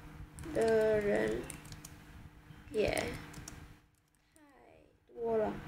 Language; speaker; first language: Chinese; non-native, learner; Vietnamese